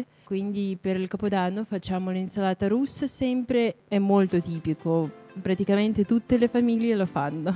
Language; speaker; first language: Italian; non-native, fluent; Russian